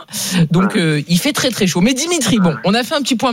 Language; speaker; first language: French; native; French